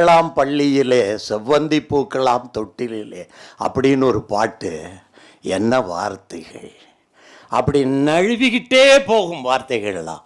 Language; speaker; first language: Tamil; native; Tamil